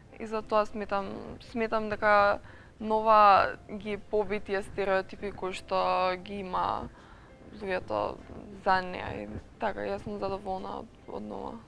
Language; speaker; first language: Macedonian; native; Macedonian